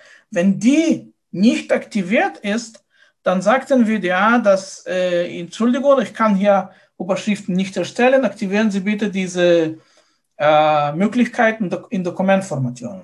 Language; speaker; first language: German; non-native, fluent; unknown